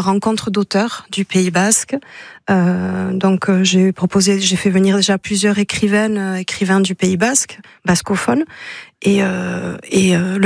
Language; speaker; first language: French; non-native, local second language; Basque